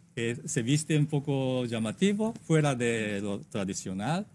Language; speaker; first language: Spanish; non-native, fluent; Japanese